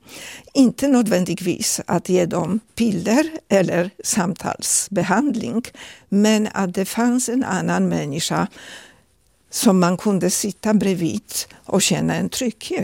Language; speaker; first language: Swedish; non-native, fluent; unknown